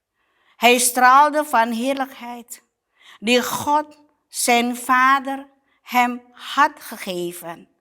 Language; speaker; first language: Dutch; non-native, fluent; Indonesian